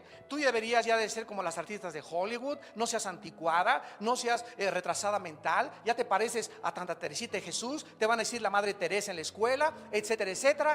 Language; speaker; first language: Spanish; native; Spanish